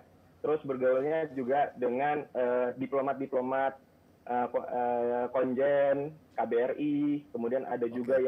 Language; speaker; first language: Indonesian; native; Indonesian